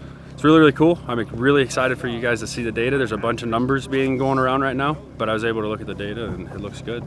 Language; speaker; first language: English; native; English